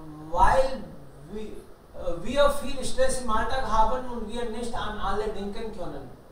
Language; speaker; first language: German; non-native, learner; Hindi